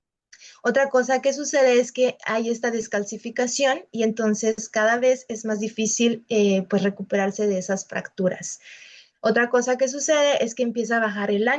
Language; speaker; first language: Spanish; native; Spanish